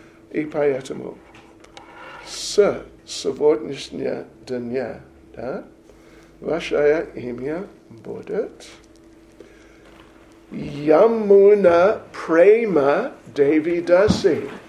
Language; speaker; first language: Russian; non-native, learner; English